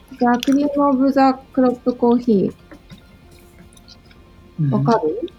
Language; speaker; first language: Japanese; native; Japanese